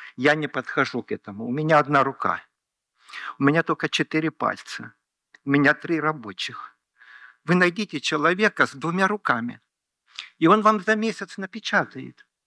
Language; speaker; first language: Russian; native; Russian